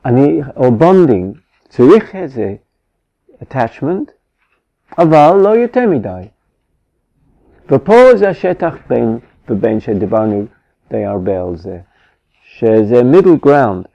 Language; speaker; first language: Hebrew; non-native, fluent; English